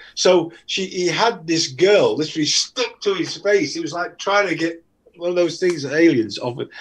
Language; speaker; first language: English; native; English